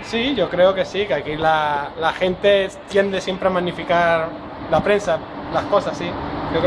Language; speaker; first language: Spanish; native; Spanish